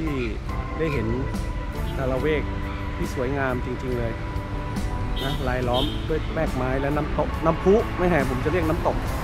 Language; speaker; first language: Thai; native; Thai